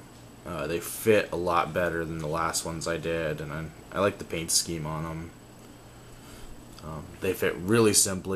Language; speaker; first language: English; native; English